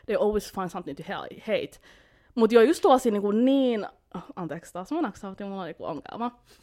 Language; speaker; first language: Finnish; early bilingual, heritage; Finnish